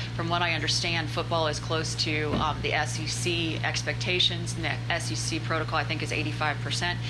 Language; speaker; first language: English; native; English